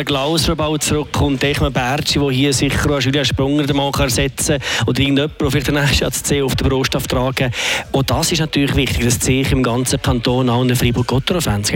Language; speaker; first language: German; native; German